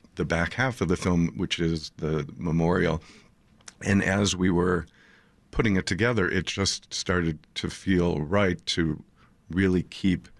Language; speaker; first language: English; native; English